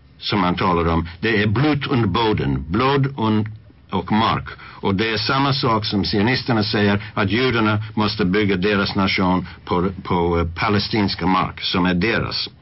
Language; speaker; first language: Swedish; non-native, fluent; English